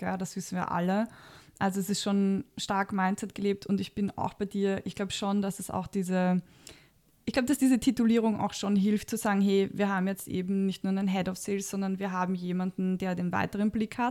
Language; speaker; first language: German; native; German